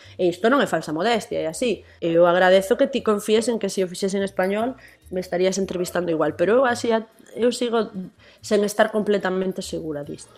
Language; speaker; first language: Galician; native; Galician